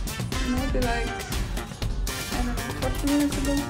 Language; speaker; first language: English; non-native, fluent; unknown